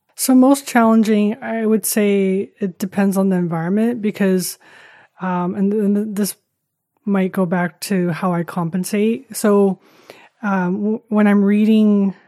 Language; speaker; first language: English; early bilingual, other home language; Chinese